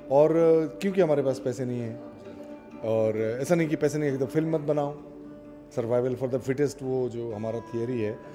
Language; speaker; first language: Hindi; non-native, local second language; Assamese